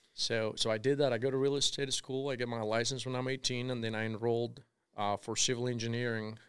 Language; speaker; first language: English; non-native, fluent; Spanish